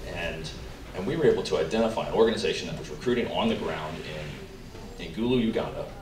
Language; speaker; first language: English; native; English